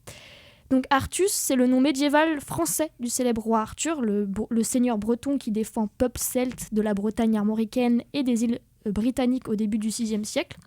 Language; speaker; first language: French; native; French